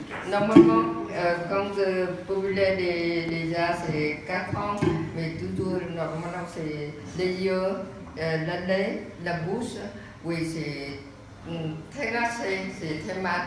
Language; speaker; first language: French; non-native, learner; Vietnamese